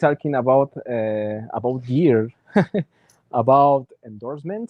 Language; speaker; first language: English; non-native, learner; Spanish